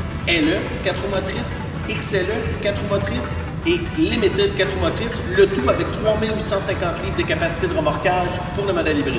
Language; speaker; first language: French; native; French